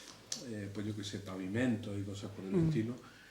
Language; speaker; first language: Spanish; native; Spanish